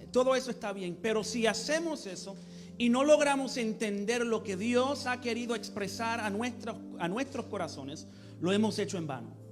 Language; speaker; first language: Spanish; early bilingual, heritage; English